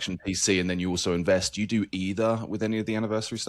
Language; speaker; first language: English; native; English